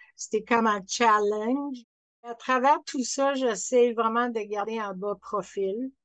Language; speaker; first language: French; non-native, fluent; English